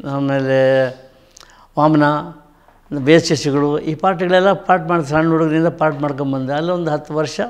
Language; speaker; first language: Kannada; native; Kannada